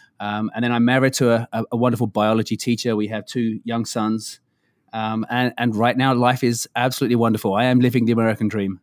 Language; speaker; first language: English; native; English